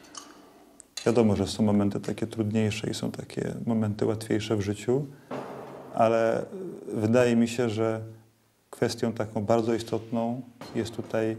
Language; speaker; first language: Polish; native; Polish